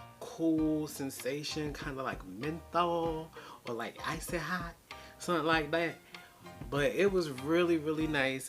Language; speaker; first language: English; native; English